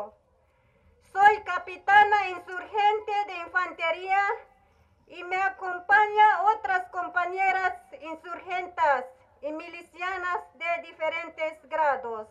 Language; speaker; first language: Spanish; non-native, local second language; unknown